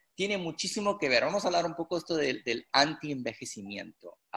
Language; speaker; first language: Spanish; native; Spanish